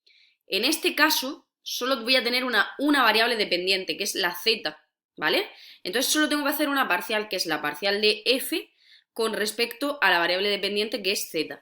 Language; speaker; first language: Spanish; native; Spanish